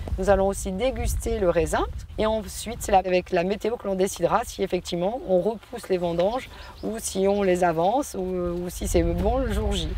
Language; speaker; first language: French; native; French